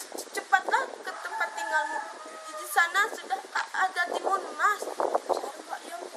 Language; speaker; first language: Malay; non-native, local second language; Balinese